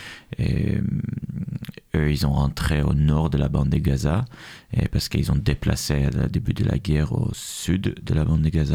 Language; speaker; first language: French; non-native, fluent; Hebrew